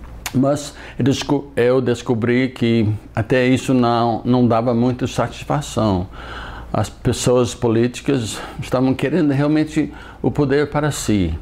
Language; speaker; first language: Portuguese; non-native, fluent; English